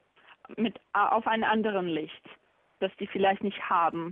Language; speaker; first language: German; non-native, learner; Bosnian